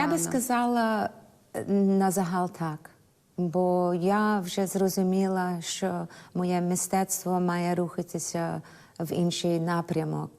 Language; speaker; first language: Ukrainian; early bilingual, heritage; Ukrainian